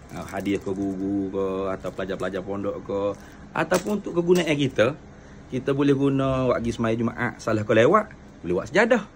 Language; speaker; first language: Malay; native; Malay